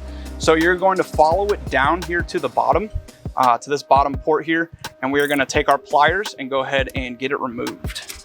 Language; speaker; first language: English; native; English